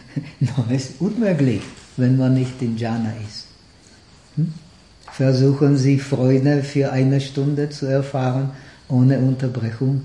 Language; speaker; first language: German; non-native, fluent; Czech